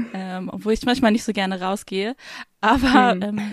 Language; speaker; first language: German; native; German